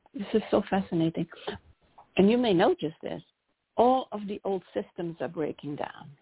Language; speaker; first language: English; non-native, fluent; French